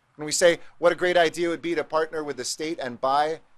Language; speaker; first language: English; native; English